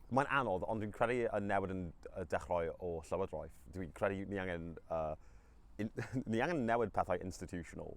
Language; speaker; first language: Welsh; non-native, local second language; English